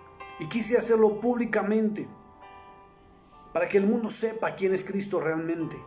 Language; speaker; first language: Spanish; native; Spanish